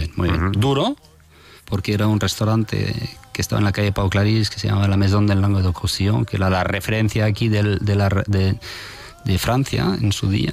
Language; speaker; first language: Spanish; non-native, fluent; French